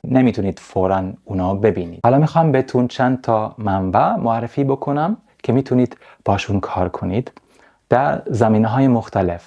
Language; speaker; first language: Persian; non-native, fluent; German